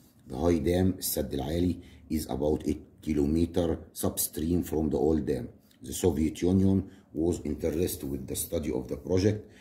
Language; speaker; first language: English; non-native, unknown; Arabic